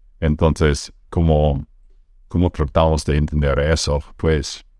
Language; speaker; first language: Spanish; non-native, fluent; English